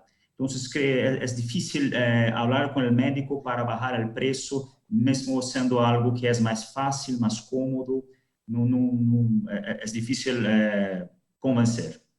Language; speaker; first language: Spanish; non-native, learner; Portuguese